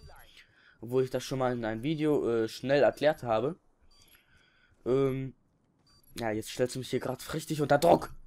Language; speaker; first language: German; native; German